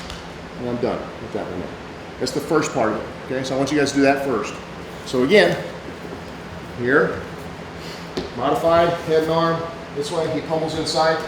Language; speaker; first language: English; native; English